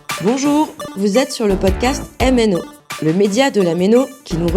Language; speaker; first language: French; native; French